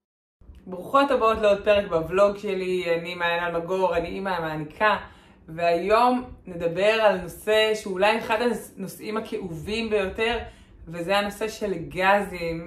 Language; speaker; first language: Hebrew; native; Hebrew